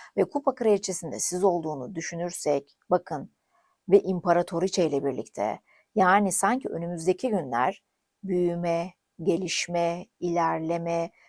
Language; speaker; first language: Turkish; native; Turkish